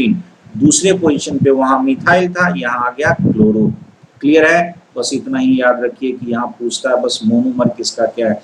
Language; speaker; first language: Hindi; native; Hindi